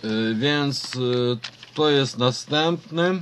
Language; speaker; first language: Polish; non-native, fluent; Ukrainian